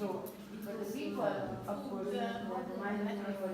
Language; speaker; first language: English; non-native, learner; Italian